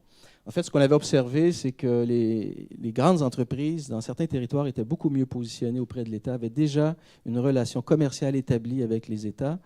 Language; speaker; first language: French; native; French